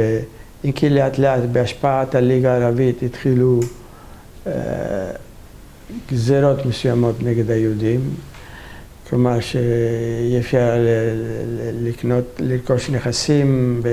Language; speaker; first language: Hebrew; non-native, fluent; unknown